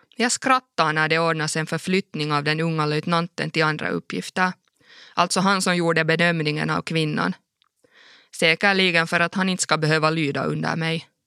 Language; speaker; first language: Swedish; native; Swedish